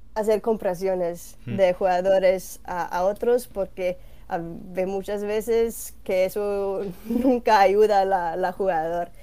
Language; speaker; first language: Spanish; non-native, learner; Swedish